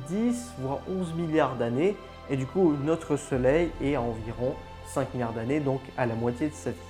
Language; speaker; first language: French; native; French